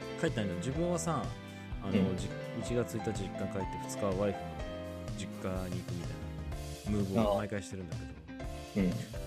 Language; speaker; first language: Japanese; native; Japanese